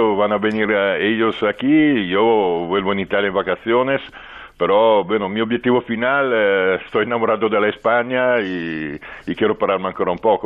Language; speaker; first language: Spanish; non-native, fluent; Italian